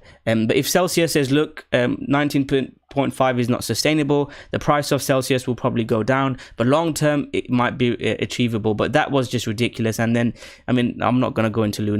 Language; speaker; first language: English; native; English